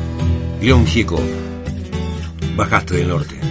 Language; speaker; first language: Spanish; native; Spanish